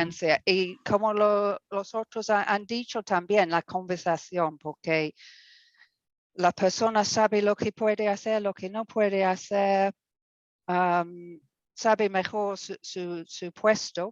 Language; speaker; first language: Spanish; non-native, fluent; English